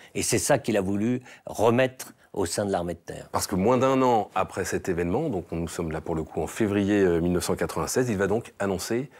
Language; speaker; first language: French; native; French